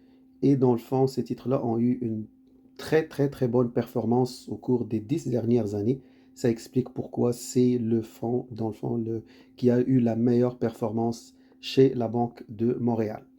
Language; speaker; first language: French; native; French